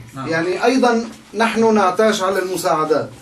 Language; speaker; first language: Arabic; native; Arabic